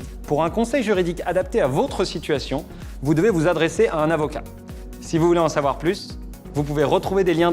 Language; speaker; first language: French; native; French